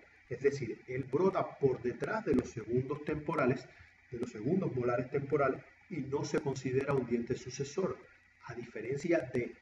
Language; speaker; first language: Spanish; native; Spanish